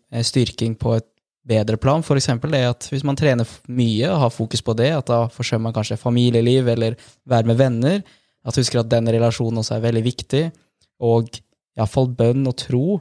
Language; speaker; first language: Norwegian; native; Norwegian